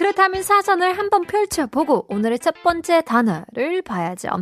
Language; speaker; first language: Korean; native; Korean